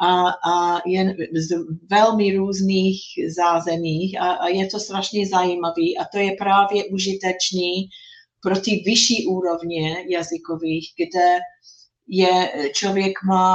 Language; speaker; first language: Czech; non-native, fluent; English